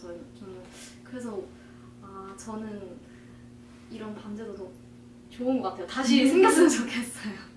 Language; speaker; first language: Korean; early bilingual, heritage; Korean